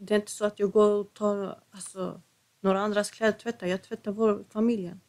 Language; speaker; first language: Swedish; non-native, fluent; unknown